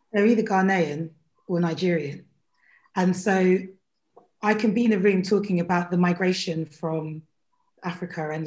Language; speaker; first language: English; native; English